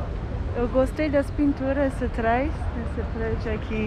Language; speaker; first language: Portuguese; non-native, fluent; English